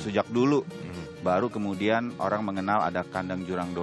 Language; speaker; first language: Malay; native; Malay